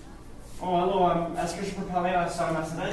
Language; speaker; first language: French; non-native, learner; English